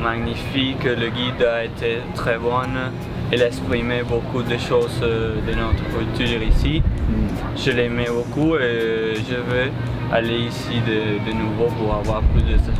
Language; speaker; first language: French; non-native, learner; Spanish